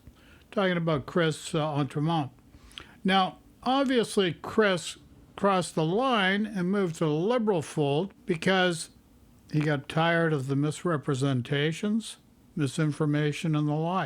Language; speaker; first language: English; native; English